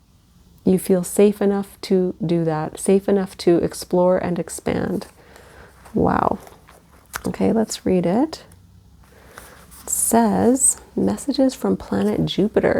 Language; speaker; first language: English; native; English